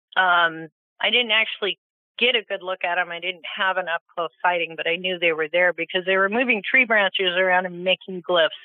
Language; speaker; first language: English; native; English